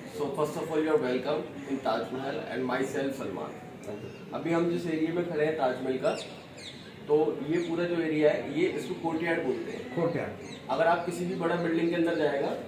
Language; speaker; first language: Hindi; native; Hindi